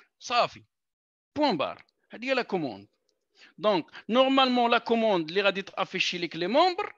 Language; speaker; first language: French; non-native, local second language; Arabic